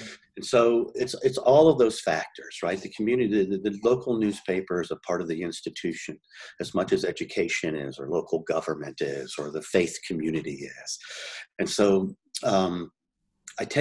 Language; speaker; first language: English; native; English